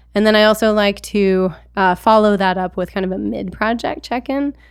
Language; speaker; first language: English; native; English